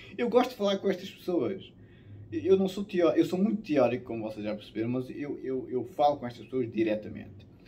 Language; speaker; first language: Portuguese; native; Portuguese